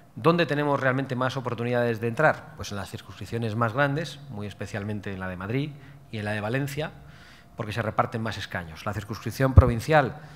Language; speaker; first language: Spanish; native; Spanish